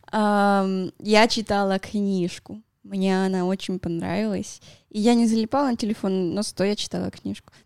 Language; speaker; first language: Russian; non-native, fluent; Spanish